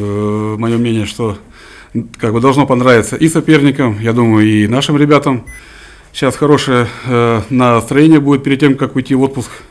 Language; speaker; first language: Russian; native; Russian